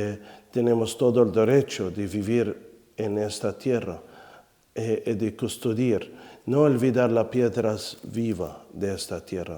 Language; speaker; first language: Spanish; non-native, fluent; Arabic